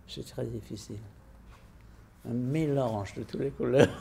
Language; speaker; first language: French; non-native, fluent; English